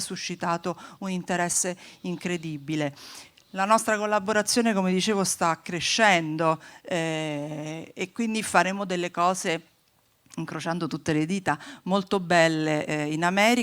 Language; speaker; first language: Italian; native; Italian